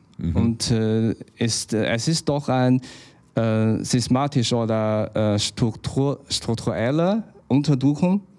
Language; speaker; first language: German; non-native, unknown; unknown